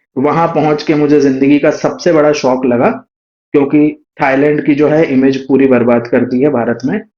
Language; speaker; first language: Hindi; native; Hindi